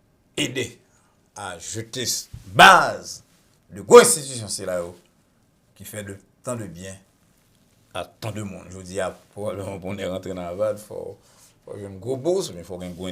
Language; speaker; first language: French; non-native, local second language; Haitian Creole